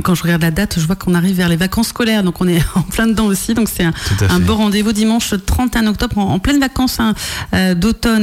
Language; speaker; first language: French; native; French